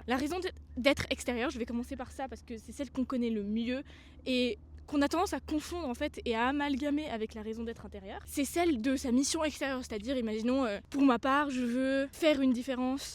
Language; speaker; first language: French; native; French